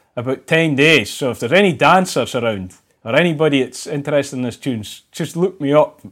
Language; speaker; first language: English; native; English